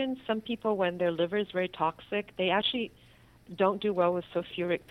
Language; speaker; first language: English; non-native, local second language; Cantonese